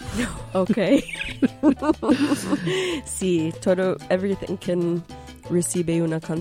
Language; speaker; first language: Spanish; non-native, local second language; English